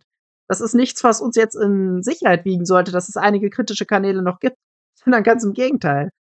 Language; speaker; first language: German; native; German